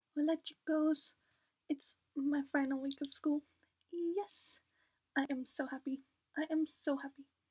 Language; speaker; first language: English; native; English